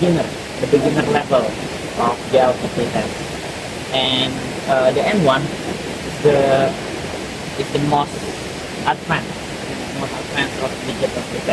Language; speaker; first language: English; non-native, learner; Indonesian